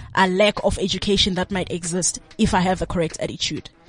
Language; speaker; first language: English; non-native, local second language; Zulu